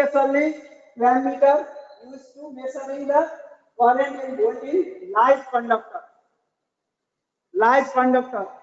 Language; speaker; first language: English; non-native, learner; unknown